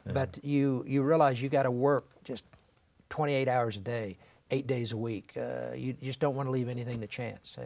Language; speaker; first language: English; native; English